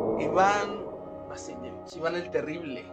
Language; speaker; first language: Spanish; native; Spanish